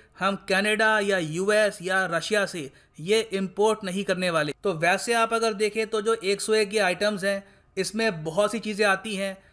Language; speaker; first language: Hindi; native; Hindi